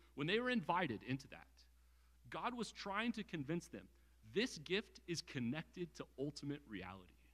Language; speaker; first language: English; native; English